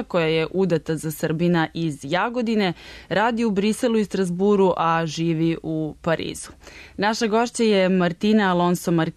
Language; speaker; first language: Serbian; native; Serbian